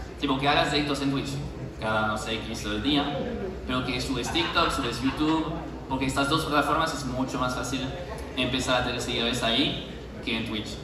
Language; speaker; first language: Spanish; non-native, fluent; French